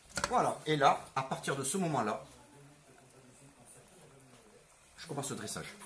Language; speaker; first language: French; native; French